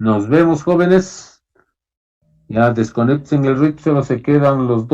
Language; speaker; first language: Spanish; native; Spanish